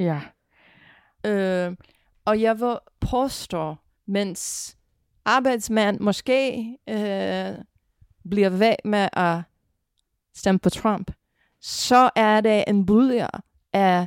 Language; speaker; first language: Danish; non-native, fluent; English